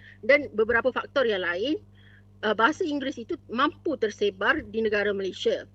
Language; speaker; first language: Malay; native; Malay